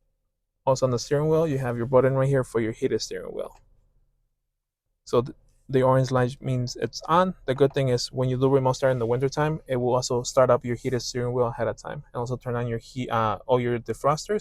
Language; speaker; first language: English; native; English